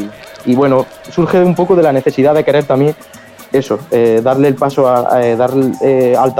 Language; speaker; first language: Spanish; native; Spanish